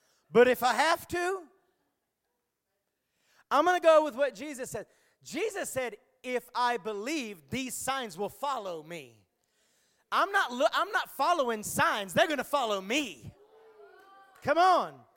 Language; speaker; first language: English; native; English